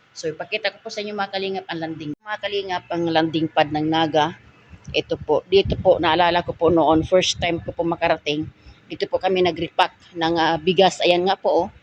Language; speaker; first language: Filipino; non-native, local second language; Masbatenyo